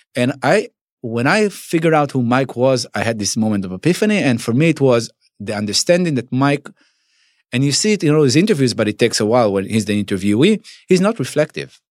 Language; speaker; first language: English; non-native, fluent; Hebrew